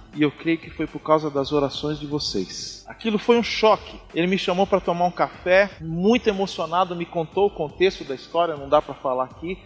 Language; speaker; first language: Portuguese; native; Portuguese